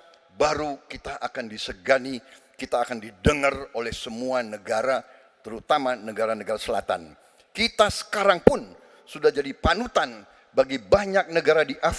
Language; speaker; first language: Indonesian; native; Indonesian